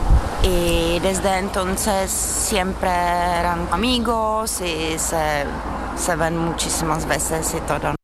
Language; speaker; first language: Spanish; non-native, fluent; Czech